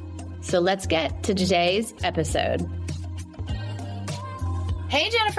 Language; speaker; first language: English; native; English